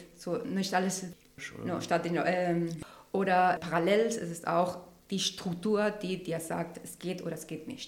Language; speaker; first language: German; non-native, learner; Spanish